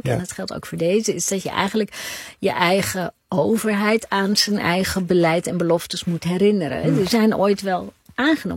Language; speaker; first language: Dutch; native; Dutch